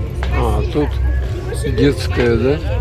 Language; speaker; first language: Russian; native; Russian